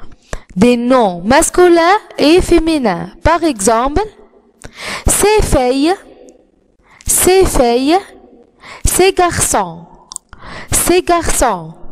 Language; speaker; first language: French; non-native, fluent; Arabic